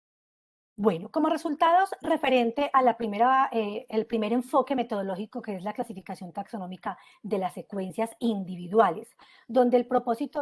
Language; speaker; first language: Spanish; native; Spanish